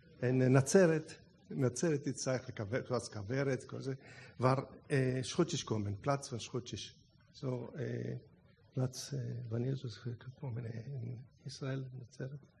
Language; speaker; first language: Dutch; non-native, learner; Hebrew